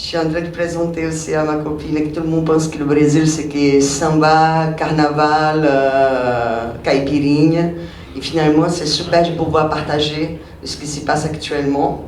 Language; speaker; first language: French; non-native, fluent; Portuguese